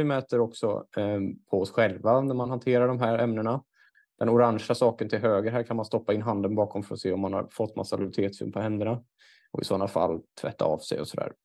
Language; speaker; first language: Swedish; native; Swedish